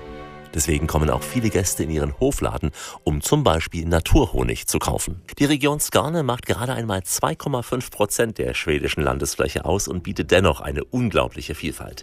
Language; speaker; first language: German; native; German